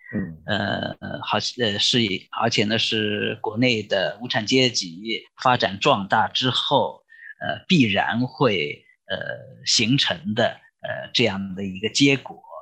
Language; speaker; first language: Chinese; native; Chinese